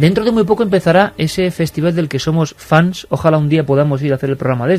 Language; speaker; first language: Spanish; native; Spanish